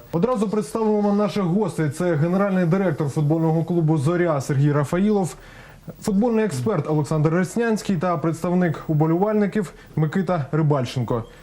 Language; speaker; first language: Ukrainian; non-native, local second language; Russian